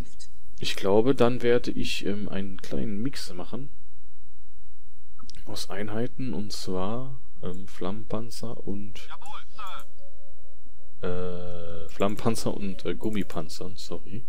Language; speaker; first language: German; native; German